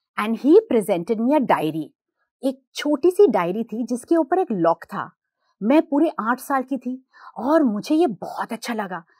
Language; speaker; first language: Hindi; non-native, local second language; Gujarati